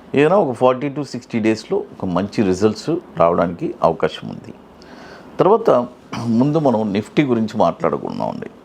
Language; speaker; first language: Telugu; native; Telugu